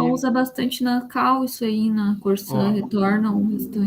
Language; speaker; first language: Portuguese; native; Portuguese